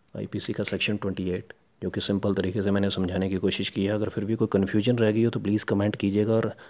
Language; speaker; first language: Hindi; non-native, local second language; Punjabi